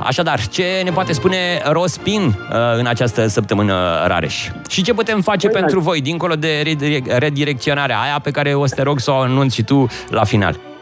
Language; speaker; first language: Romanian; native; Romanian